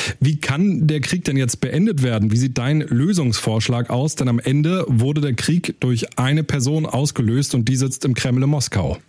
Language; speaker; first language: German; native; German